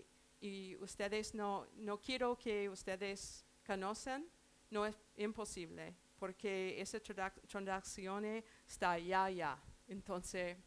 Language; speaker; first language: Spanish; non-native, learner; English